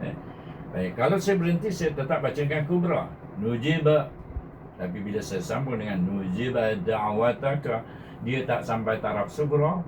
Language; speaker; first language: Malay; native; Malay